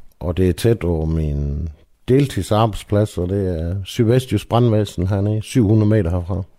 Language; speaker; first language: Danish; native; Danish